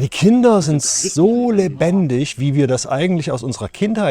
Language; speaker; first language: German; native; German